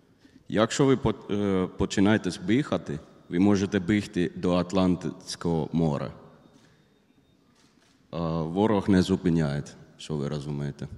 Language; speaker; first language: Ukrainian; non-native, learner; Finnish